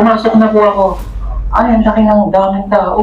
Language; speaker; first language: Filipino; non-native, local second language; Cebuano